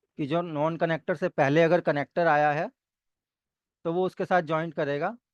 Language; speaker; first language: Hindi; native; Hindi